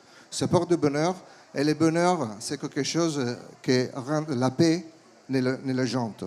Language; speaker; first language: French; non-native, fluent; Italian